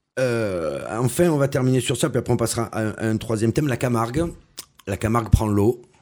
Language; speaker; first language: French; native; French